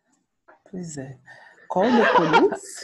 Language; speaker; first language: English; non-native, learner; Portuguese